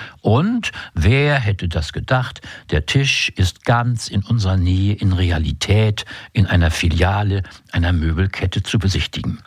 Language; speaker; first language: German; native; German